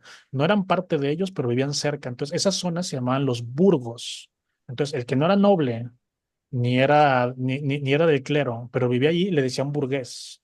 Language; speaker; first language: Spanish; native; Spanish